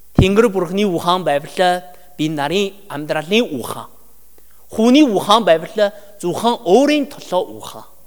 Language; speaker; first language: Mongolian; non-native, learner; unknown